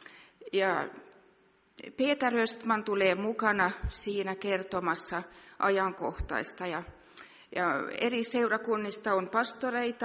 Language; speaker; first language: Finnish; non-native, local second language; Swedish